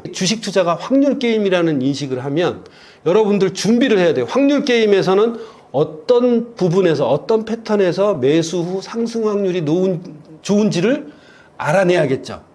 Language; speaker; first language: Korean; native; Korean